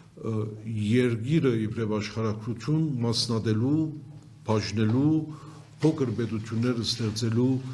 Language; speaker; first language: Armenian; early bilingual, heritage; Armenian